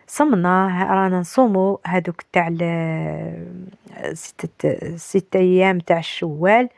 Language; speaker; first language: Arabic; native; Arabic